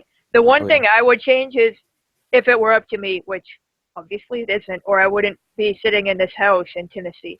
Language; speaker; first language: English; native; English